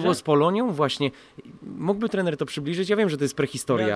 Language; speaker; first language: Polish; native; Polish